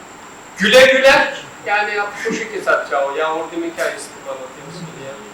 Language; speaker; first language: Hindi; non-native, learner; Turkish